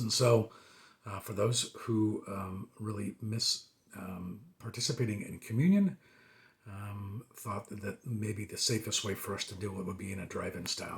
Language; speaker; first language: English; native; English